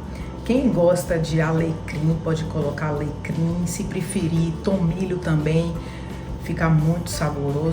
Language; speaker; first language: Portuguese; native; Portuguese